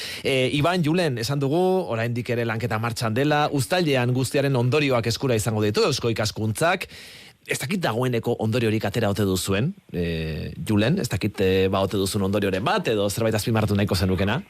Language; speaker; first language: Basque; native; Basque